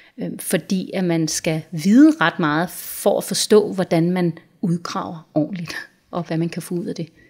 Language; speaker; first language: Danish; native; Danish